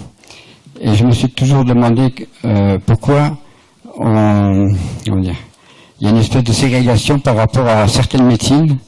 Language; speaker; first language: French; native; French